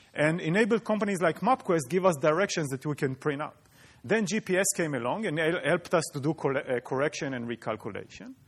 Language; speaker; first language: English; non-native, fluent; Hebrew